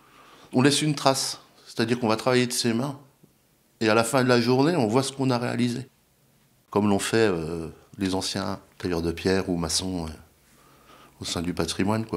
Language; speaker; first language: French; native; French